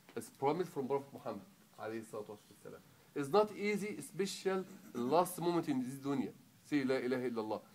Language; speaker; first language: English; non-native, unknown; Arabic